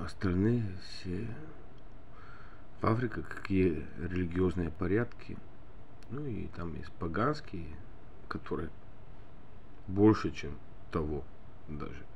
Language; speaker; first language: Russian; non-native, learner; Bulgarian